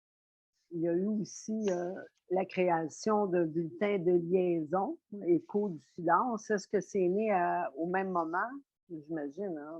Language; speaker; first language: French; native; French